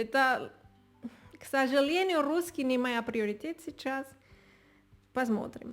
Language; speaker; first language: Russian; non-native, learner; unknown